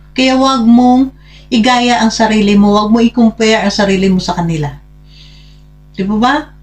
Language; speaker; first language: Filipino; non-native, local second language; Hiligaynon